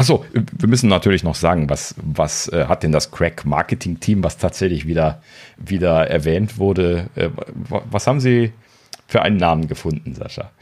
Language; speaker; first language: German; native; German